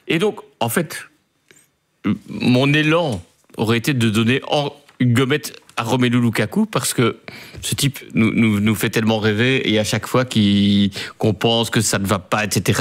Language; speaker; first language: French; native; French